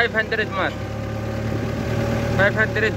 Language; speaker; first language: Arabic; non-native, learner; Filipino